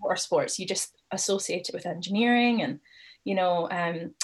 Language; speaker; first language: English; native; English